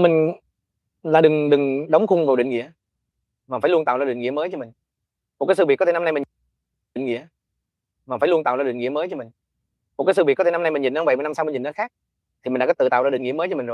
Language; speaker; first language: Vietnamese; native; Vietnamese